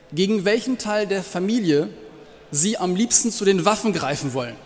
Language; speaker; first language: German; non-native, fluent; French